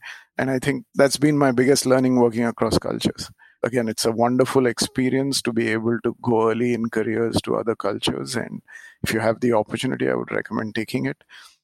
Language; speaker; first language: English; non-native, local second language; Marathi